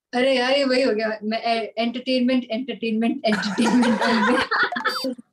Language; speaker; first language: Hindi; non-native, local second language; Punjabi